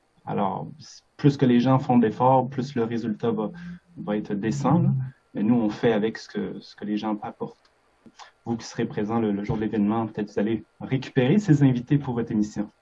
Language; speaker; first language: French; native; French